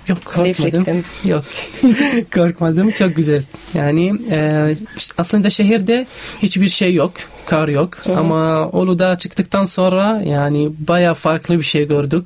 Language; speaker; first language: Turkish; non-native, learner; Arabic